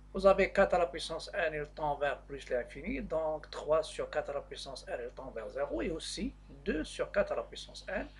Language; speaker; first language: French; non-native, local second language; Arabic